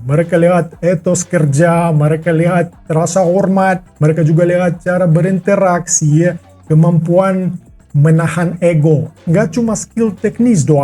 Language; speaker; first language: Indonesian; non-native, fluent; Russian